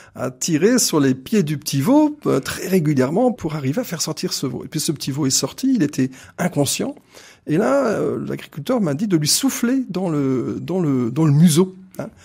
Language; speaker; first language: French; native; French